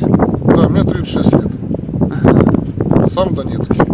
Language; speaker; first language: Russian; native; Russian